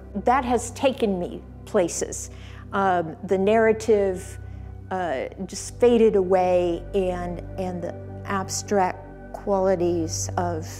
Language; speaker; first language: English; native; English